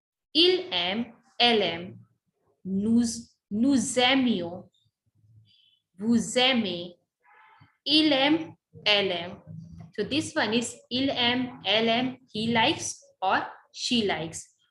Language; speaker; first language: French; non-native, learner; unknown